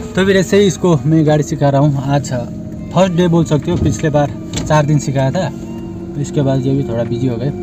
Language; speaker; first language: Hindi; non-native, local second language; Nepali